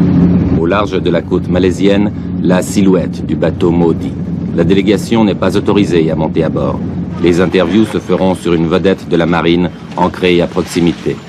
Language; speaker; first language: French; native; French